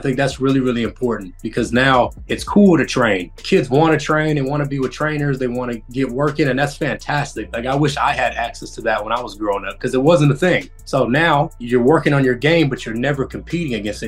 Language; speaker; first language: English; native; English